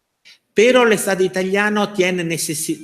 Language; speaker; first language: Spanish; non-native, fluent; Italian